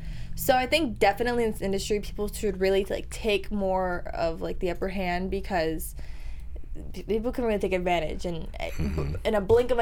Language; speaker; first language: English; early bilingual, other home language; Spanish